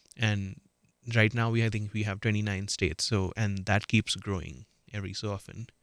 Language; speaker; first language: English; non-native, local second language; Marathi